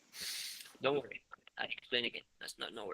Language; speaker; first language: English; non-native, fluent; Spanish